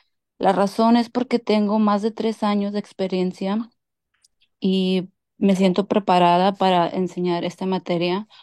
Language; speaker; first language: Spanish; early bilingual, heritage; Spanish